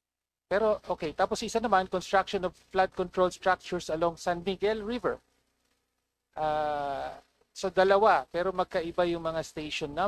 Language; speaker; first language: Filipino; native; Filipino